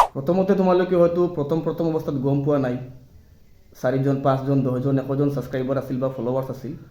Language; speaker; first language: Assamese; non-native, local second language; Bangla